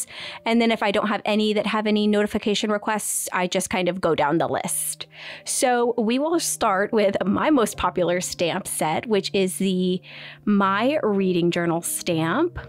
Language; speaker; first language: English; native; English